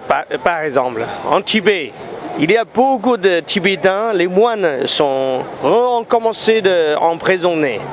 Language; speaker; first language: French; non-native, fluent; Chinese